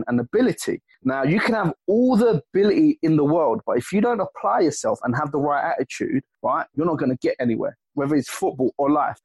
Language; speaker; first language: English; native; English